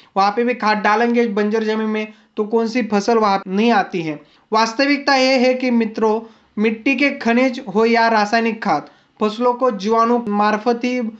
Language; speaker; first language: Hindi; non-native, local second language; Marathi